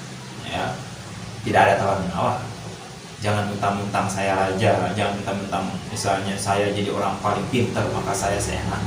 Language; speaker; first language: Indonesian; native; Indonesian